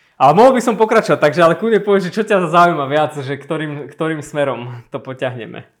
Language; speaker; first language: Slovak; early bilingual, other home language; Armenian